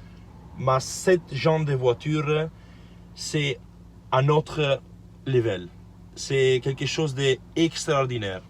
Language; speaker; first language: French; non-native, learner; Italian